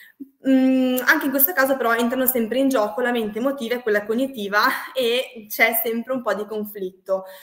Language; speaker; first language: Italian; native; Italian